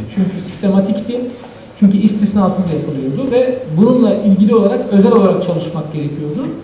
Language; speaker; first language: Turkish; native; Turkish